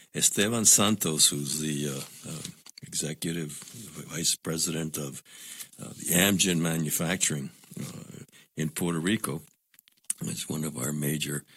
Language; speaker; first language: English; non-native, local second language; Spanish